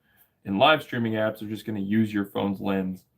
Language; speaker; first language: English; native; English